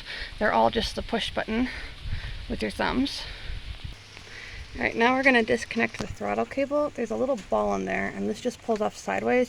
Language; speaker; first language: English; native; English